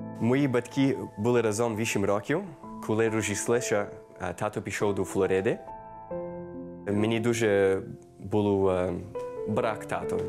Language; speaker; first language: Ukrainian; early bilingual, heritage; Ukrainian